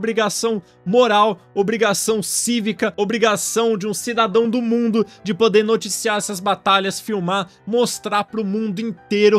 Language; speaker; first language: Portuguese; native; Portuguese